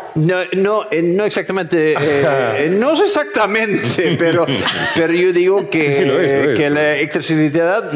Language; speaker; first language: Spanish; non-native, fluent; Swedish